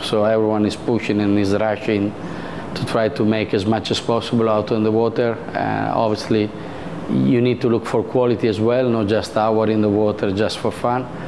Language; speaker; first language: English; non-native, fluent; Italian